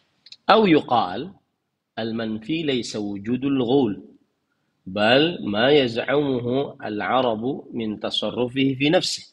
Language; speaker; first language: Arabic; non-native, fluent; Indonesian